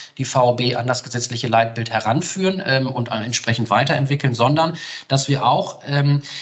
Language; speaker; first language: German; native; German